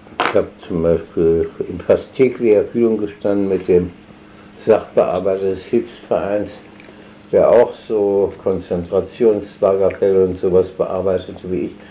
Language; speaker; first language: German; native; German